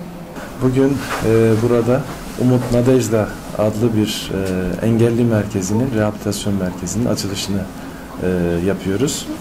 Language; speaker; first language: Turkish; native; Turkish